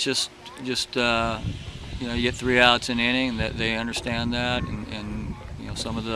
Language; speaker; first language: English; native; English